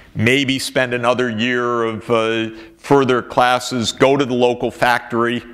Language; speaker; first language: English; native; English